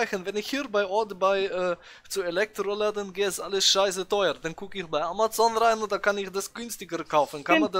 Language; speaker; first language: German; native; German